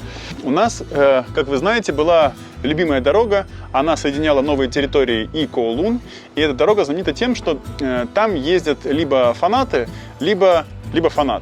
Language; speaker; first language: Russian; native; Russian